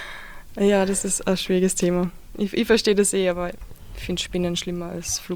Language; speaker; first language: German; native; German